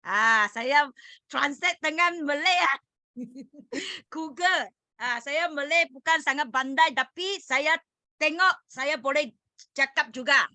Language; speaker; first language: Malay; non-native, learner; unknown